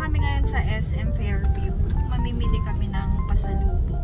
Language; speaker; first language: Filipino; native; Filipino